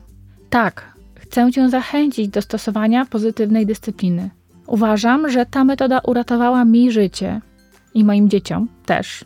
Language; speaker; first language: Polish; native; Polish